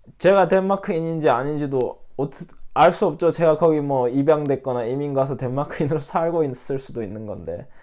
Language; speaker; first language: Korean; native; Korean